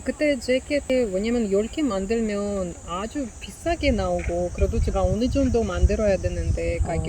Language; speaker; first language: Korean; non-native, learner; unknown